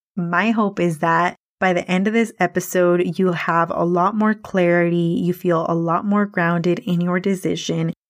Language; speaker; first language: English; early bilingual, other home language; Spanish